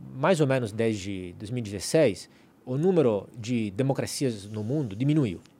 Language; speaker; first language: Portuguese; non-native, fluent; Italian